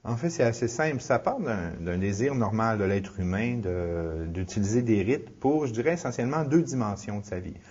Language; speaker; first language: French; native; French